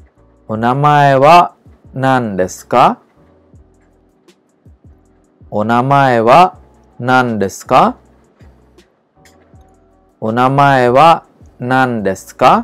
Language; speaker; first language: Japanese; non-native, learner; Khmer